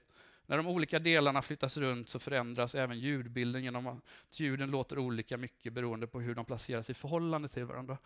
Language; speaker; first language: Swedish; native; Swedish